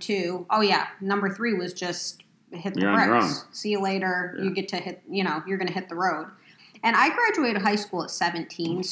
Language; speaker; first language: English; native; English